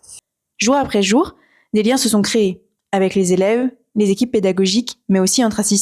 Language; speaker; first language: French; native; French